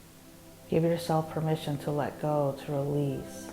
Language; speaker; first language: English; native; English